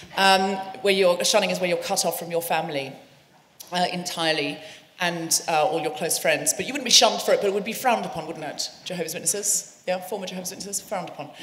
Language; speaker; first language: English; native; English